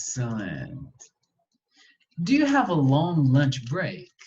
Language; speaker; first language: English; non-native, fluent; Portuguese